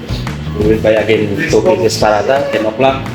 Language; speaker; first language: English; non-native, learner; Filipino